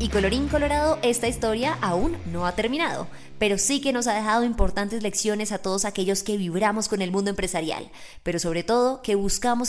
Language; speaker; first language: Spanish; native; Spanish